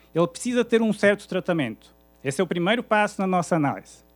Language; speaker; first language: Portuguese; native; Portuguese